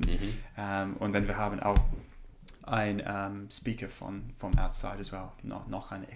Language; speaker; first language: German; non-native, learner; English